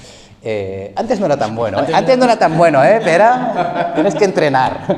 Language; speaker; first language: Spanish; early bilingual, other home language; Korean